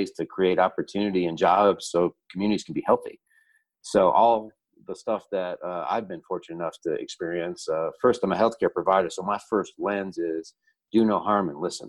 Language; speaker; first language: English; native; English